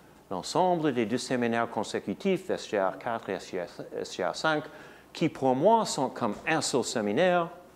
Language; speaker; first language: French; non-native, fluent; English